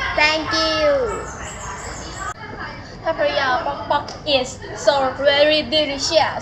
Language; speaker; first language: English; non-native, learner; Thai